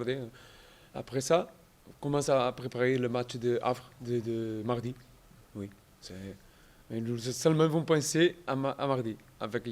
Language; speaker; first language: French; non-native, learner; Portuguese